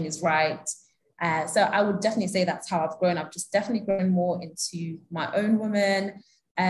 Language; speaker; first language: English; native; English